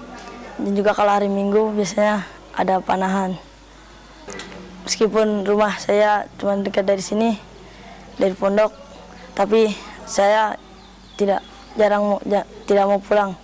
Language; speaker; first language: Indonesian; non-native, local second language; Javanese